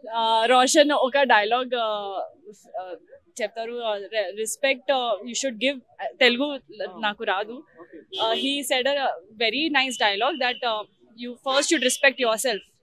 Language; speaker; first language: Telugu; non-native, learner; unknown